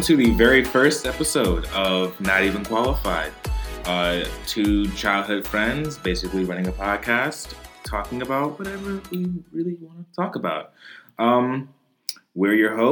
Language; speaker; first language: English; native; English